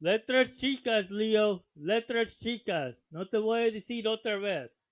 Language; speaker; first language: Spanish; early bilingual, heritage; Spanish